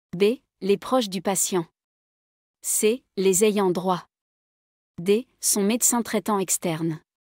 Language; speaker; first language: French; non-native, local second language; Arabic